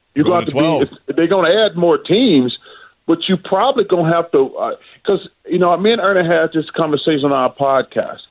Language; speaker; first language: English; native; English